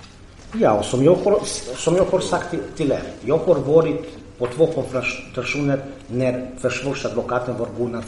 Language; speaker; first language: Swedish; non-native, fluent; Croatian